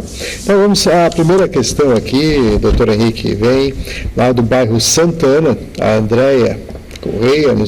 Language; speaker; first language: Portuguese; native; Portuguese